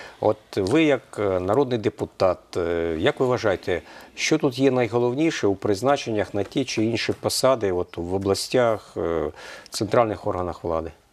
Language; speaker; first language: Ukrainian; native; Ukrainian